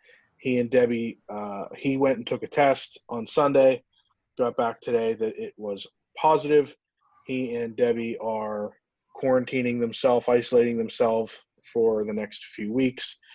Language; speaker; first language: English; native; English